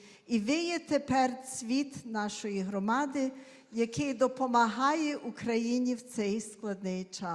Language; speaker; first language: Ukrainian; early bilingual, heritage; Ukrainian